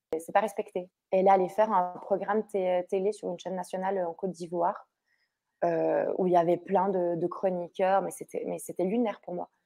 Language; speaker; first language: French; early bilingual, other home language; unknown